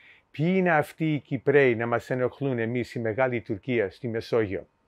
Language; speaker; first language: Greek; early bilingual, heritage; Greek